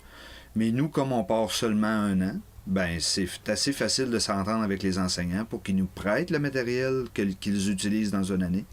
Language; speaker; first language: French; native; French